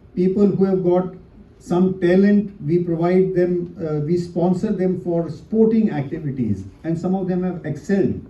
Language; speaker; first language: English; non-native, local second language; Hindi